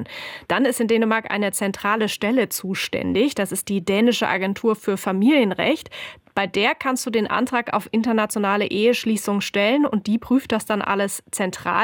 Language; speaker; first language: German; native; German